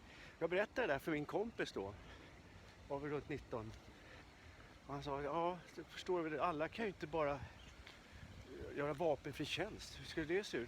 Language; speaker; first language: Swedish; native; Swedish